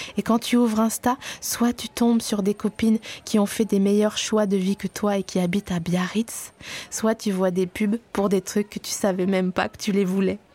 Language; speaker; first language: French; native; French